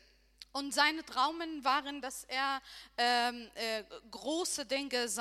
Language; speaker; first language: German; non-native, learner; Arabic